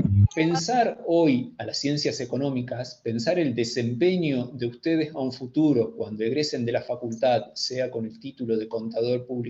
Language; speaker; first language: Spanish; native; Spanish